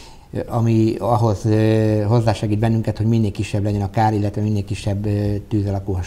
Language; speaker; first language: Hungarian; native; Hungarian